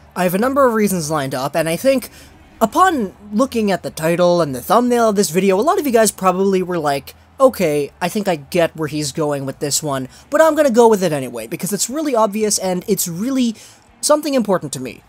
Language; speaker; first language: English; native; English